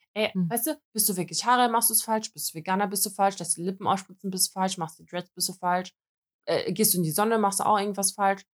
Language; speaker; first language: German; early bilingual, other home language; Russian